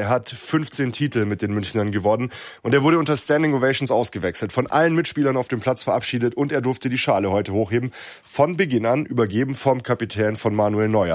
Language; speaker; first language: German; native; German